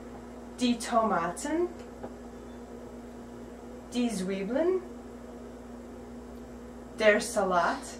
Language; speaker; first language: German; non-native, learner; English